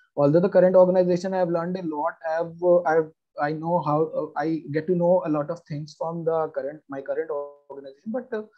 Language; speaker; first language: English; non-native, local second language; Hindi